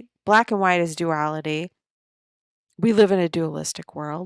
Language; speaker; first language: English; native; English